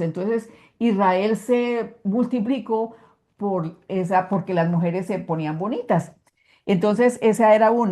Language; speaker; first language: Spanish; native; Spanish